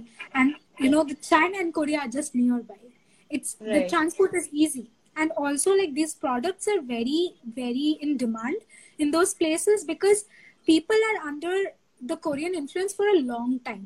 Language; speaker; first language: English; non-native, local second language; Bangla